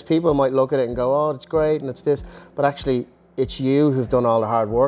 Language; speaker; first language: English; native; English